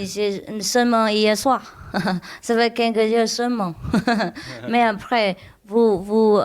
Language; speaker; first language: French; non-native, learner; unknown